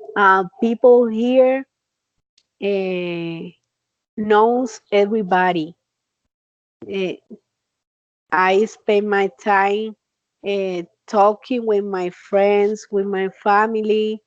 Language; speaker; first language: English; non-native, learner; Spanish